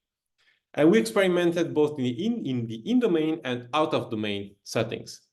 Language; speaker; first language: English; non-native, fluent; Italian